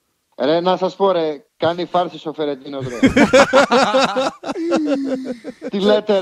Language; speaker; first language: Greek; native; Greek